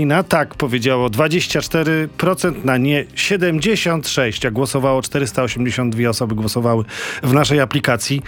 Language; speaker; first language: Polish; native; Polish